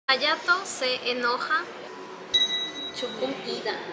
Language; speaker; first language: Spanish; native; Spanish